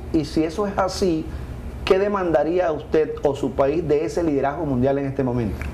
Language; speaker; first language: Spanish; native; Spanish